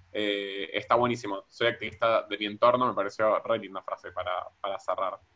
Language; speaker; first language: Spanish; native; Spanish